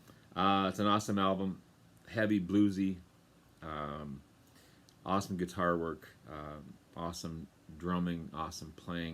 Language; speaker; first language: English; native; English